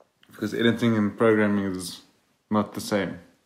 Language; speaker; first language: English; non-native, local second language; Afrikaans